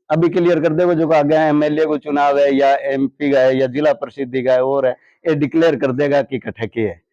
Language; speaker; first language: Hindi; native; Hindi